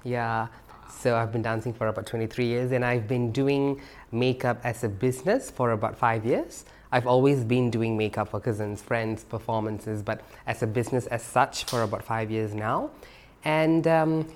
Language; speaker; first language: English; non-native, local second language; Tamil